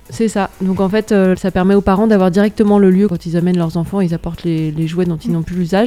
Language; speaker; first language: French; native; French